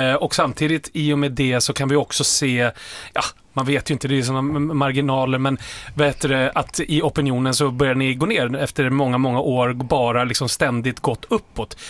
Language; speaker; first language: Swedish; native; Swedish